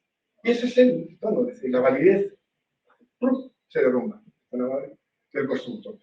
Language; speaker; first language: Spanish; native; Spanish